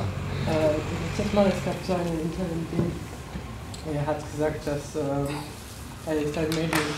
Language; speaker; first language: German; non-native, learner; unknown